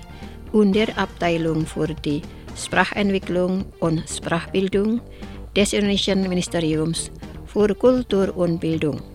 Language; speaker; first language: German; non-native, fluent; Indonesian